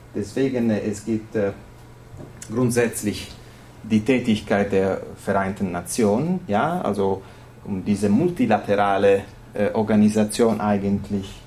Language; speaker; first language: German; non-native, fluent; Italian